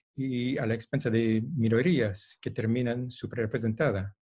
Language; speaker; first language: Spanish; non-native, fluent; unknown